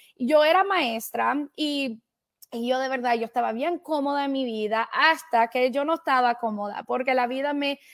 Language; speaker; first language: Spanish; early bilingual, heritage; Spanish